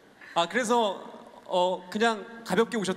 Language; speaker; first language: Korean; native; Korean